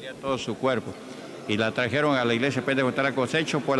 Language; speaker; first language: Spanish; native; Spanish